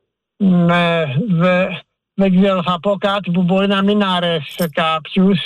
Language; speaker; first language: Greek; native; Greek